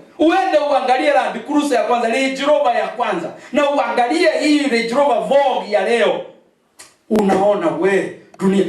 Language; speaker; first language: Swahili; non-native, local second language; Kikuyu